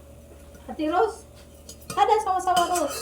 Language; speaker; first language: Arabic; non-native, learner; Cebuano